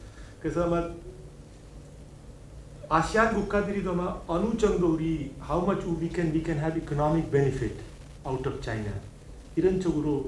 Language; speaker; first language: Korean; non-native, learner; Hindi